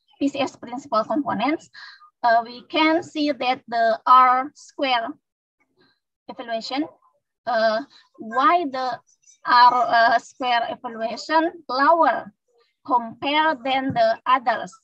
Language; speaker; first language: English; non-native, learner; Indonesian